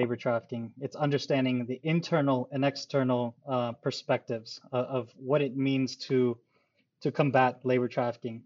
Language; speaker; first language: English; early bilingual, other home language; Urdu